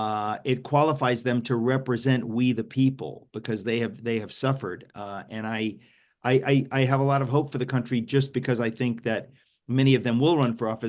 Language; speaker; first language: English; native; English